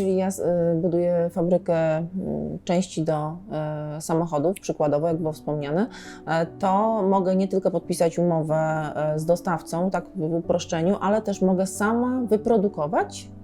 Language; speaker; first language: Polish; native; Polish